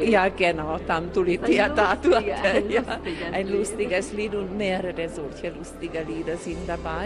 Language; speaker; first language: German; non-native, local second language; Hungarian